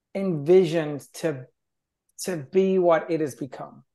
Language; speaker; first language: English; native; English